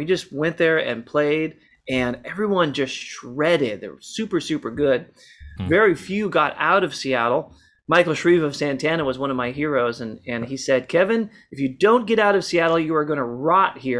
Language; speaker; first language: English; native; English